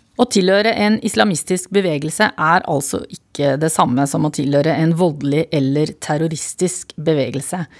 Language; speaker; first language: Norwegian; native; Norwegian